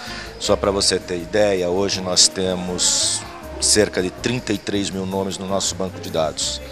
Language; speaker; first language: Portuguese; native; Portuguese